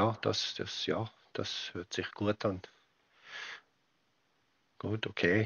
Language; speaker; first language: German; native; German